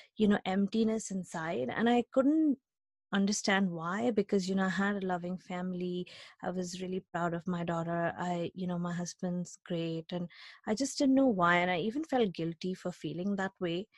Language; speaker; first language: English; non-native, local second language; Hindi